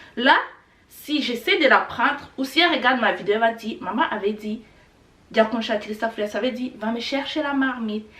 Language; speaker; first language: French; non-native, local second language; Kinyarwanda